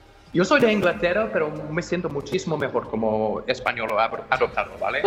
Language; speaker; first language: Spanish; non-native, fluent; English